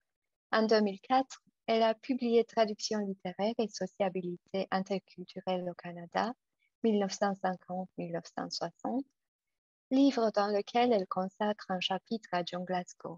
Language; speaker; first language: French; non-native, fluent; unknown